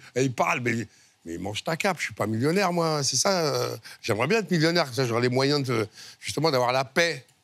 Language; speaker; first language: French; native; French